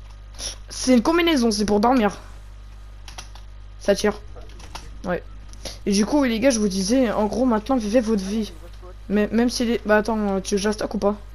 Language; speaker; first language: French; native; French